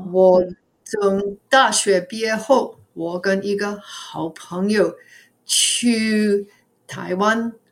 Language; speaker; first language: Chinese; non-native, fluent; English